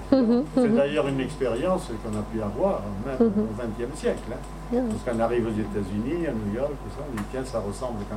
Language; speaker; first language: French; non-native, fluent; Spanish